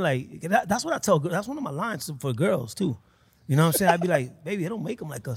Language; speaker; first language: English; early bilingual, other home language; Spanish